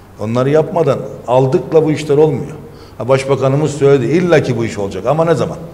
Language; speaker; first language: Turkish; native; Turkish